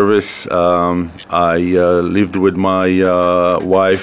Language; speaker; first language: English; non-native, fluent; Hebrew